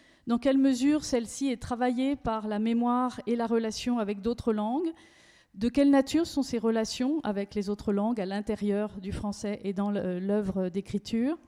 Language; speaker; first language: French; native; French